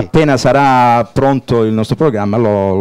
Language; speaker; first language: Italian; native; Italian